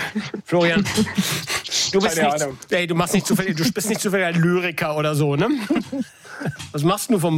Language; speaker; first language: German; native; German